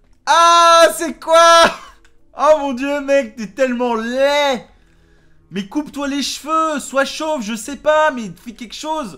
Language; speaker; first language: French; native; French